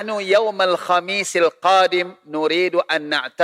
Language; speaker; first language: Arabic; non-native, fluent; Indonesian